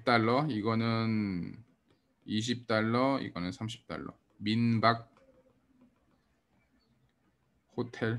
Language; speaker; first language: Korean; early bilingual, heritage; Korean